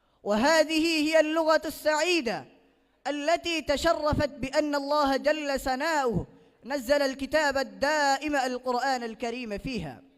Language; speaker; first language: Arabic; non-native, learner; Bangla